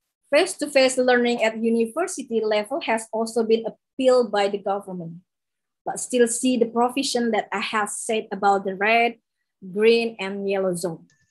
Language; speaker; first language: English; non-native, learner; Indonesian